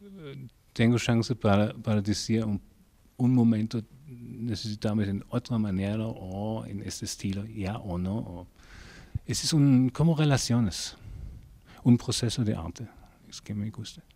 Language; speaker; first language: Spanish; non-native, learner; German